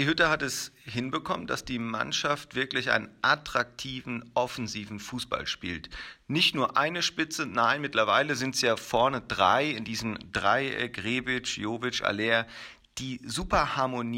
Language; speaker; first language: German; native; German